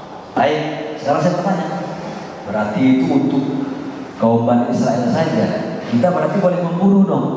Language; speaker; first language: Indonesian; native; Indonesian